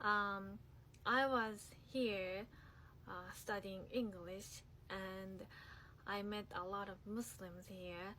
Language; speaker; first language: English; non-native, learner; Japanese